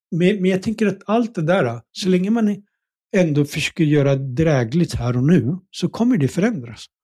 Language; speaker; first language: Swedish; early bilingual, other home language; Punjabi